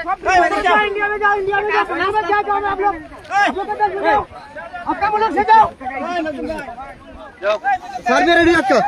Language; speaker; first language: Hindi; non-native, learner; Bangla